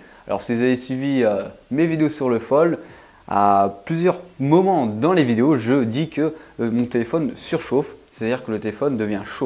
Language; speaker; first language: French; native; French